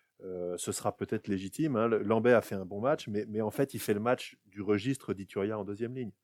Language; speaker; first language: French; native; French